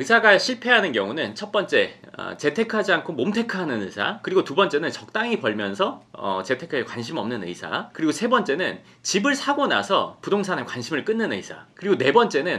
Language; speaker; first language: Korean; native; Korean